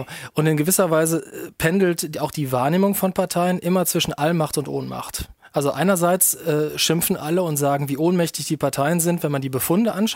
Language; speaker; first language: German; native; German